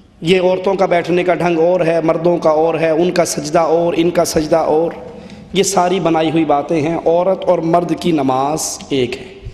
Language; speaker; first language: Urdu; non-native, local second language; Punjabi